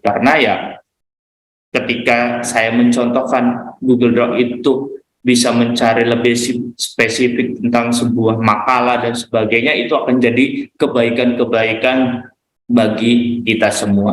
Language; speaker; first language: Indonesian; native; Indonesian